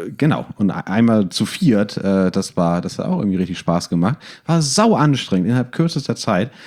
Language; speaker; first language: German; native; German